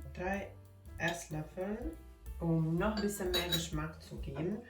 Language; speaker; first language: German; non-native, fluent; Finnish